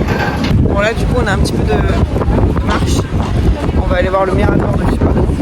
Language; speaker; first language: French; native; French